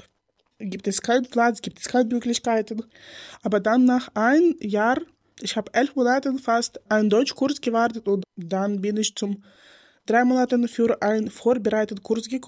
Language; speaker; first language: German; non-native, learner; Ukrainian